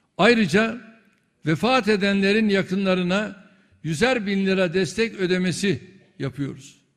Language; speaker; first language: Turkish; native; Turkish